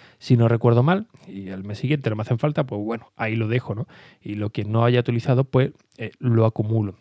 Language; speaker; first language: Spanish; native; Spanish